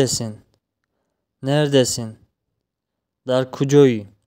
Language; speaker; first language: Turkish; non-native, fluent; Tajik